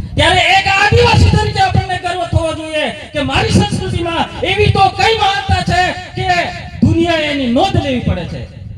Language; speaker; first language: Gujarati; non-native, local second language; Bhili